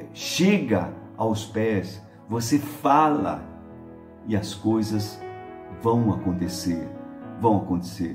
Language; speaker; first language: Portuguese; native; Portuguese